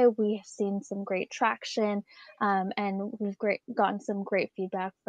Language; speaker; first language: English; native; English